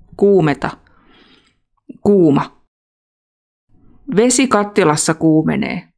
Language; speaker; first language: Finnish; non-native, fluent; Russian